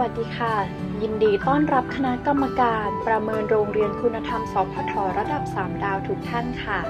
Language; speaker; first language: Thai; native; Thai